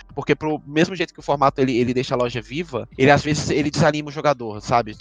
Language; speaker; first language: Portuguese; native; Portuguese